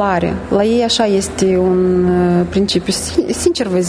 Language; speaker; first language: Romanian; native; Romanian